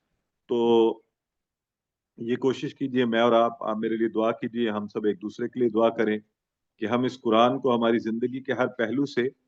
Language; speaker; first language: Urdu; native; Urdu